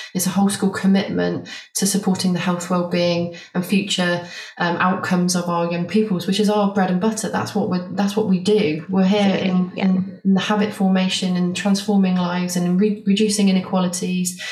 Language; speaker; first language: English; native; English